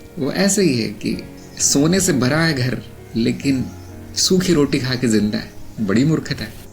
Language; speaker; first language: Hindi; non-native, local second language; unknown